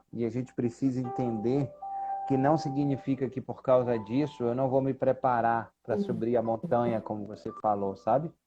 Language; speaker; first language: Portuguese; native; Portuguese